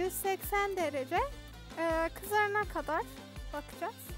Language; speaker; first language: Turkish; non-native, learner; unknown